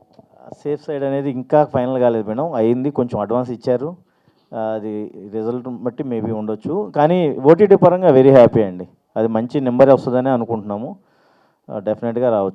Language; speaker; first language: Telugu; native; Telugu